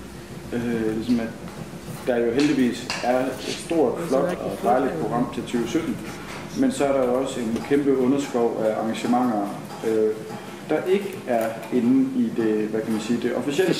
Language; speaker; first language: Danish; native; Danish